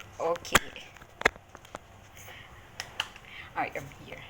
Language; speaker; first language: English; non-native, learner; Thai